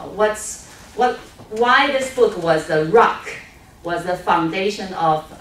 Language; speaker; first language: English; non-native, fluent; Chinese